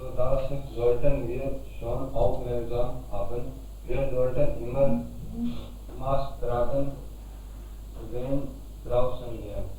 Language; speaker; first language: German; non-native, learner; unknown